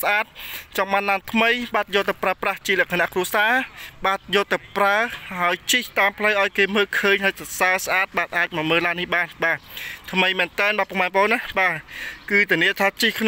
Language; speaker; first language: Khmer; native; Khmer